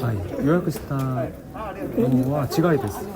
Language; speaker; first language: Japanese; non-native, learner; Korean